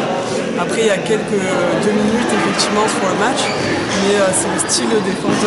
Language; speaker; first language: French; native; French